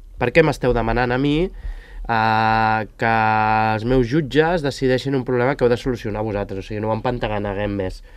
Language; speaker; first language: Catalan; native; Catalan